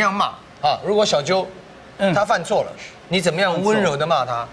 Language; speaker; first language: Chinese; native; Chinese